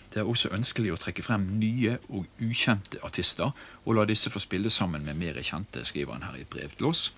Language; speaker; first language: Norwegian; native; Norwegian